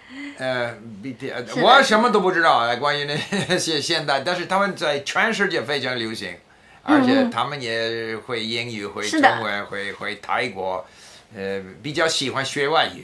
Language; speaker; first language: Chinese; non-native, fluent; English